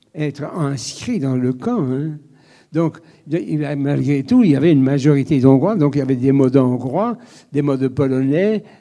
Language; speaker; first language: French; native; French